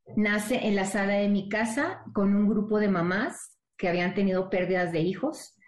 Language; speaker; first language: Spanish; native; Spanish